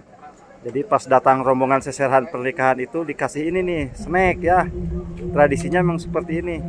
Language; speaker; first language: Indonesian; non-native, local second language; Sundanese